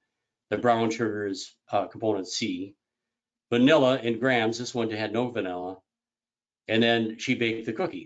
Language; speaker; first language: English; native; English